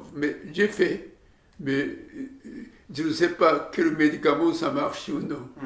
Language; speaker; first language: French; non-native, learner; Japanese